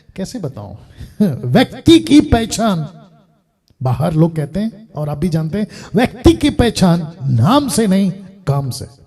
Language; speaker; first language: Hindi; non-native, local second language; Telugu